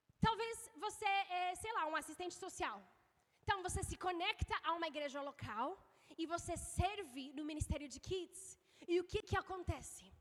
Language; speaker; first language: Portuguese; non-native, fluent; English